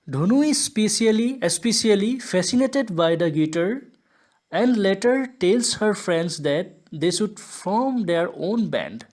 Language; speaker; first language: English; non-native, local second language; Assamese